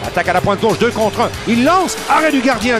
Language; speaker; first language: French; native; French